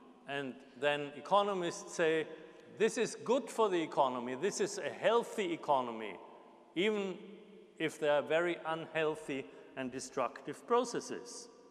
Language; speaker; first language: English; non-native, fluent; German